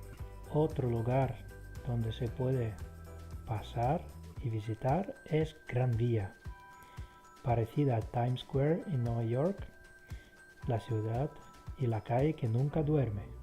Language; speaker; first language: Spanish; non-native, fluent; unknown